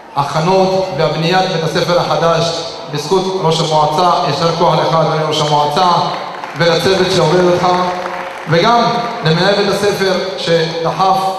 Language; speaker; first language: Hebrew; non-native, local second language; Arabic